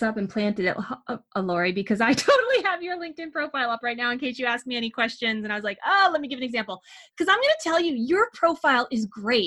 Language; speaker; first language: English; native; English